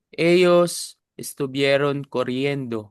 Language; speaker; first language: Spanish; non-native, learner; Filipino